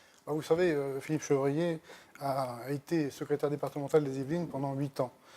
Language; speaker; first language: French; native; French